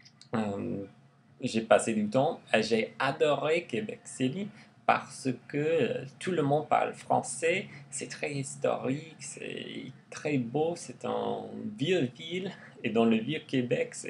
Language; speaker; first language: French; non-native, learner; English